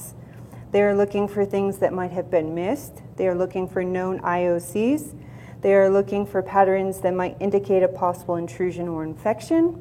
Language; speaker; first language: English; native; English